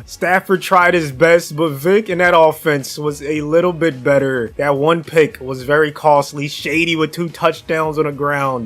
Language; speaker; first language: English; native; English